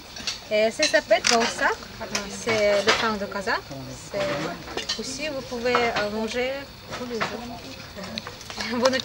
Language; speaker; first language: French; non-native, learner; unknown